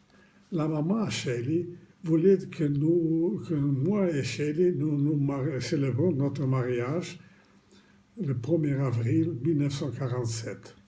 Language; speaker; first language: French; non-native, fluent; Romanian